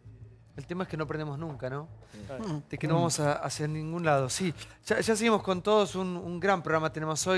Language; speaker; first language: Spanish; native; Spanish